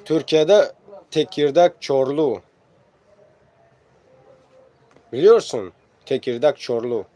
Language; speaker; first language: Turkish; non-native, learner; Tajik